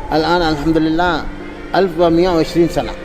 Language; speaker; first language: Arabic; non-native, learner; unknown